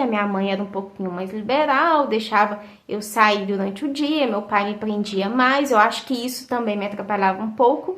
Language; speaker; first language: Portuguese; native; Portuguese